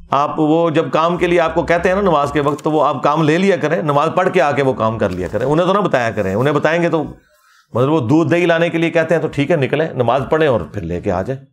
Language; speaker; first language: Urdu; non-native, local second language; Punjabi